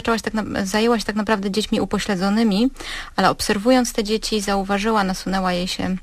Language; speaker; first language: Polish; native; Polish